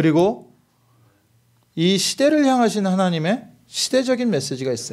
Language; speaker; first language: Korean; native; Korean